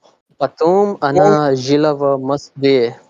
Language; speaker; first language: Russian; non-native, learner; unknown